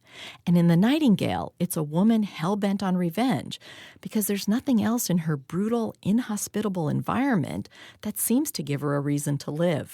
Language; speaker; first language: English; native; English